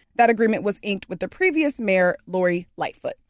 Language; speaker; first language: English; native; English